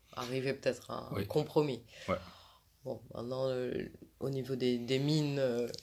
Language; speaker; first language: French; native; French